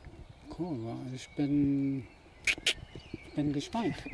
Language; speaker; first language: German; non-native, fluent; English